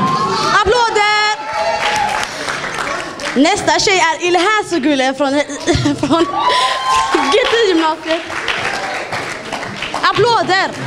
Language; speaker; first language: Swedish; early bilingual, other home language; Somali